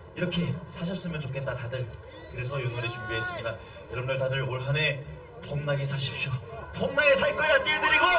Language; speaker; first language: Korean; native; Korean